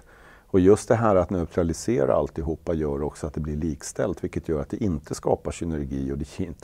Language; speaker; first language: Swedish; native; Swedish